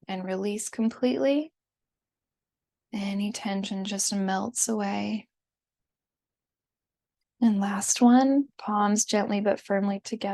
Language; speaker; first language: English; native; English